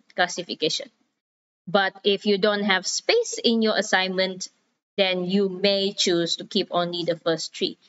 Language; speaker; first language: English; non-native, local second language; Malay